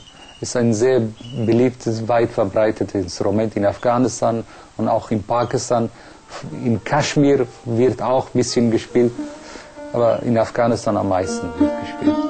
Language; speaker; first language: German; non-native, fluent; Persian